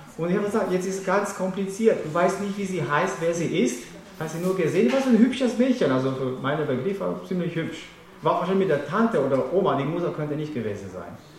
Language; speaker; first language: German; non-native, fluent; Romanian